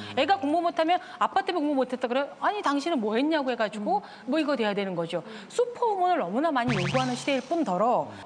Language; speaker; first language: Korean; native; Korean